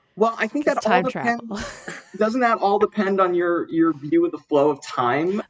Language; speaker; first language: English; native; English